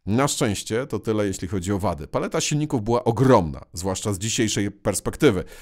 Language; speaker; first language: Polish; native; Polish